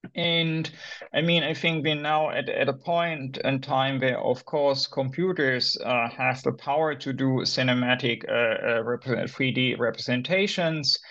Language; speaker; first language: English; non-native, fluent; German